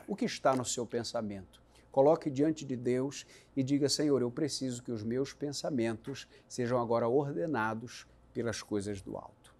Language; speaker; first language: Portuguese; native; Portuguese